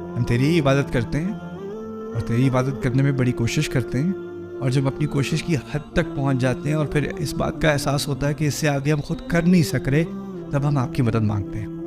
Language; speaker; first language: Urdu; early bilingual, heritage; Urdu